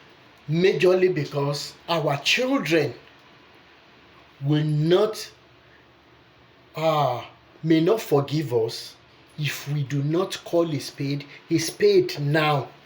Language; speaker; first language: English; non-native, local second language; Yoruba